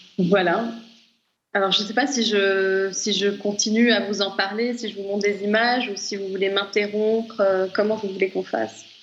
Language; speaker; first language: French; non-native, local second language; Arabic